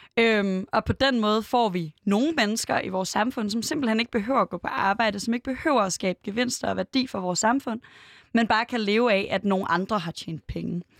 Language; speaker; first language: Danish; native; Danish